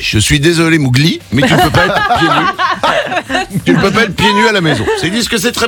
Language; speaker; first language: French; native; French